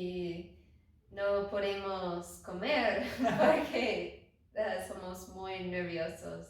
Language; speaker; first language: Spanish; non-native, learner; English